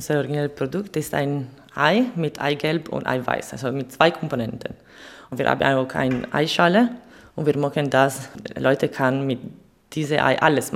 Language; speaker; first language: German; non-native, learner; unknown